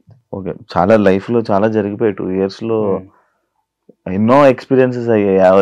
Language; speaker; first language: Telugu; native; Telugu